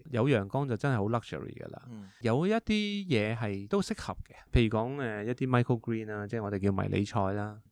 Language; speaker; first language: Cantonese; early bilingual, heritage; Cantonese